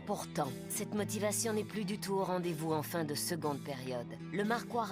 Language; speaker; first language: French; native; French